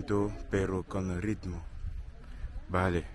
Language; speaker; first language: Spanish; non-native, learner; French